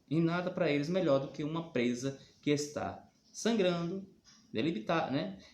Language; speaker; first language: Portuguese; native; Portuguese